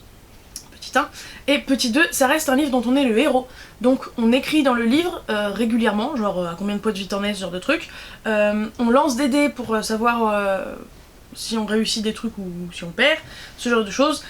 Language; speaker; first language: French; native; French